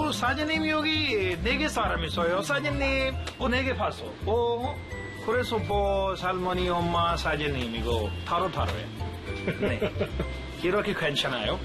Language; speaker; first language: Korean; non-native, learner; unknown